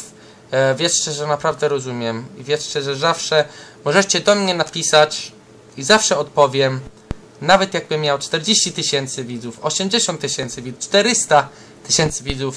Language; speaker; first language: Polish; early bilingual, heritage; English